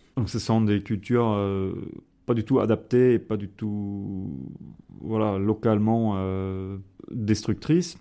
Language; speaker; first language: French; non-native, fluent; German